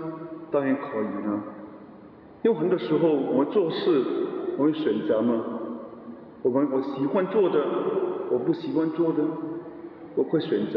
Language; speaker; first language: Chinese; non-native, local second language; Cantonese